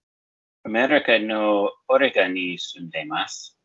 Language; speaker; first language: Japanese; non-native, learner; English